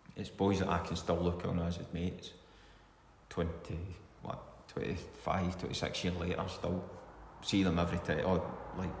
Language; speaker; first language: English; native; English